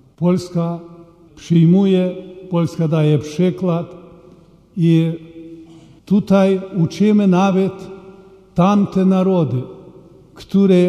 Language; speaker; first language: Polish; early bilingual, heritage; Polish